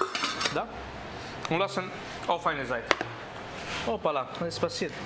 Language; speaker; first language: German; non-native, learner; Italian